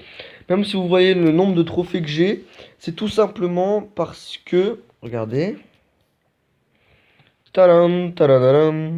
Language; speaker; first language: French; native; French